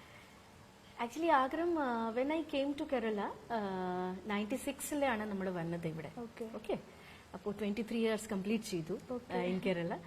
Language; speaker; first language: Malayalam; non-native, local second language; Bangla